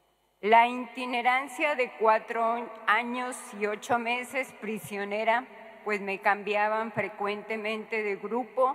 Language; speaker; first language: Spanish; native; Spanish